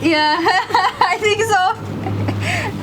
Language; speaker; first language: English; non-native, fluent; Russian